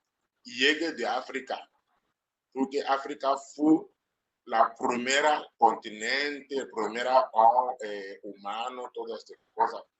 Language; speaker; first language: Spanish; non-native, learner; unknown